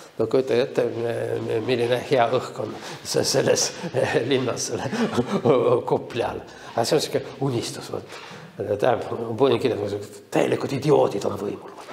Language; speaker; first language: Estonian; non-native, local second language; Russian